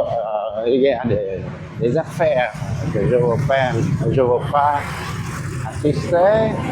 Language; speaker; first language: French; non-native, fluent; Vietnamese